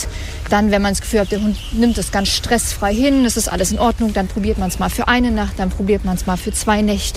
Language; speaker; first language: German; native; German